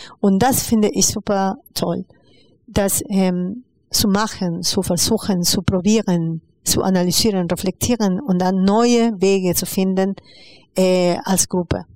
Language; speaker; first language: German; non-native, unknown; Spanish